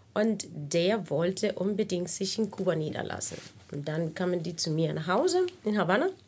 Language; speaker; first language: German; non-native, fluent; Spanish